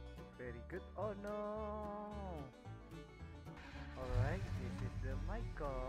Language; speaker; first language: English; non-native, learner; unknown